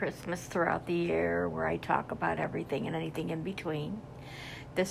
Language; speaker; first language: English; native; English